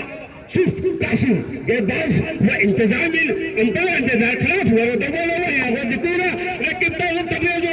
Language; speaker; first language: Arabic; non-native, learner; Hindi